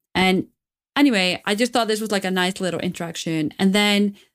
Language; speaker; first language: English; non-native, fluent; Icelandic